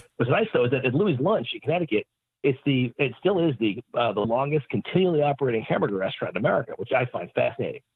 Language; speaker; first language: English; native; English